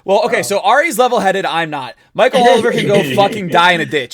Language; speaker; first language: English; native; English